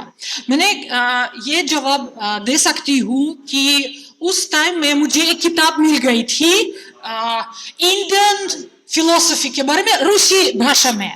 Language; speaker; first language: Hindi; non-native, fluent; Russian